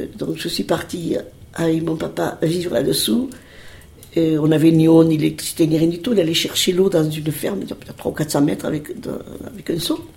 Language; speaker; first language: French; early bilingual, other home language; Spanish